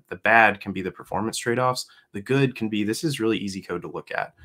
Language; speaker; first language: English; native; English